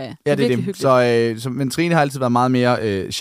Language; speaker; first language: Danish; native; Danish